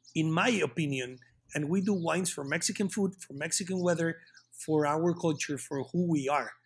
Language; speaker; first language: English; non-native, fluent; Spanish